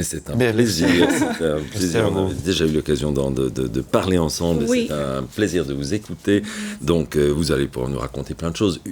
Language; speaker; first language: French; native; French